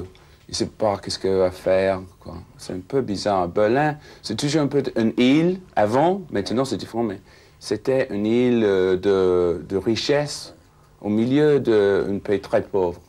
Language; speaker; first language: French; non-native, fluent; English